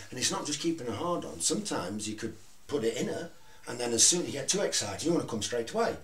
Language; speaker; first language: English; native; English